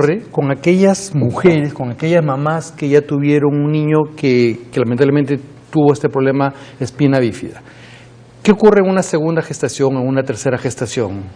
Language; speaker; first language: Spanish; native; Spanish